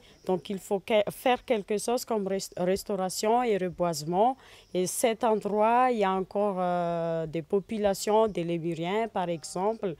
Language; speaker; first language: French; non-native, local second language; Malagasy